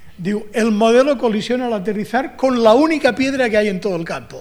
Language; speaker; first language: Spanish; non-native, local second language; Catalan